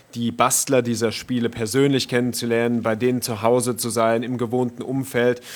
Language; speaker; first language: German; native; German